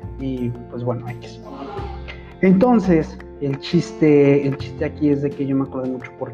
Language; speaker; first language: Spanish; native; Spanish